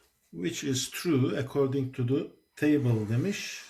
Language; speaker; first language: English; non-native, fluent; Turkish